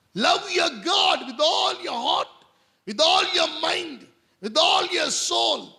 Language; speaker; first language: English; non-native, local second language; Tamil